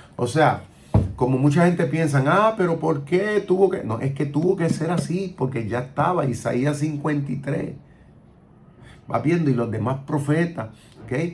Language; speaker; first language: Spanish; native; Spanish